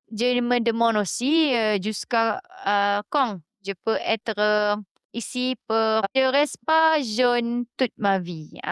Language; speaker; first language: French; non-native, fluent; Malay